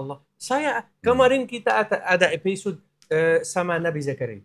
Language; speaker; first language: Indonesian; non-native, learner; Arabic